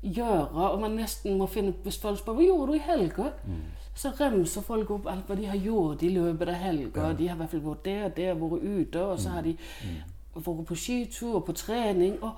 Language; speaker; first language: Norwegian; non-native, fluent; Danish